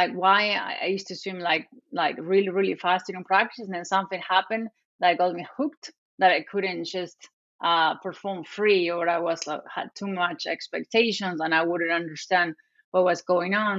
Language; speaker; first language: English; non-native, fluent; Spanish